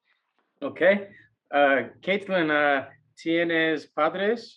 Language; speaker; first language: Spanish; non-native, learner; English